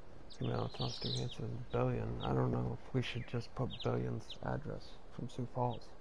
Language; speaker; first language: English; native; English